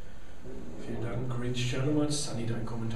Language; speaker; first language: German; native; German